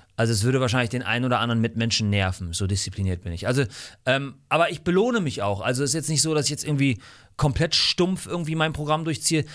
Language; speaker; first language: German; non-native, fluent; English